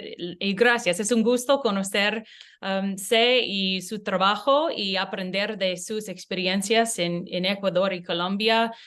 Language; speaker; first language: Spanish; non-native, learner; English